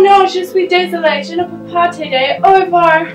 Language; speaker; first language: French; non-native, learner; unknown